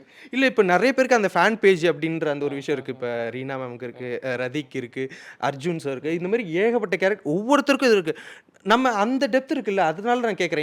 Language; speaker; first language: Tamil; native; Tamil